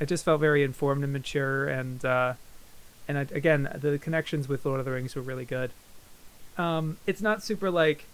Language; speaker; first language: English; native; English